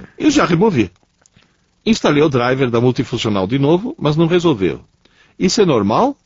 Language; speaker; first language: Portuguese; early bilingual, other home language; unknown